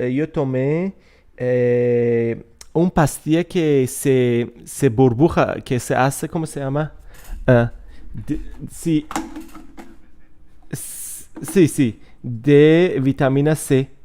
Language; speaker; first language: Spanish; non-native, fluent; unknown